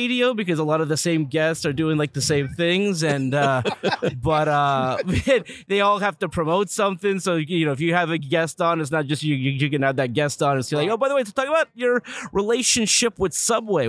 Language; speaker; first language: English; native; English